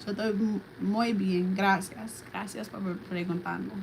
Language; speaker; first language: Spanish; non-native, learner; English